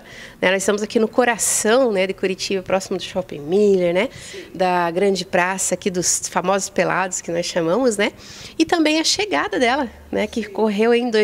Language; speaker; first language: Portuguese; native; Portuguese